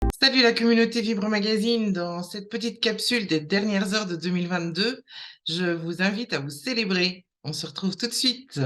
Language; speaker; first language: French; native; French